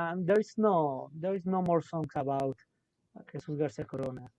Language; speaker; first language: English; non-native, learner; Spanish